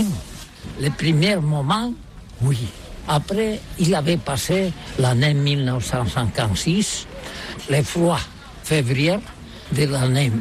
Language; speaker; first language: French; non-native, learner; Catalan